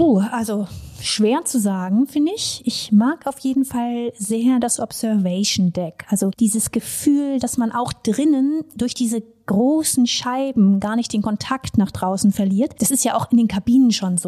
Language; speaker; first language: German; native; German